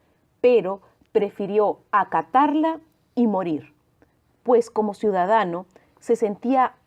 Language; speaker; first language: Spanish; native; Spanish